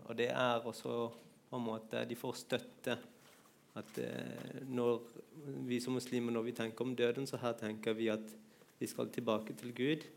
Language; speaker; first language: Norwegian; non-native, fluent; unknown